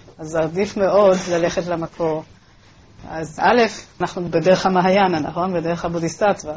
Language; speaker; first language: Hebrew; native; Hebrew